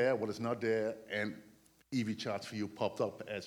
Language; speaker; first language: English; non-native, fluent; Dutch